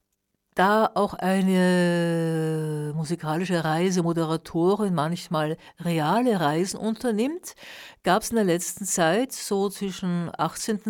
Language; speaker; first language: German; native; German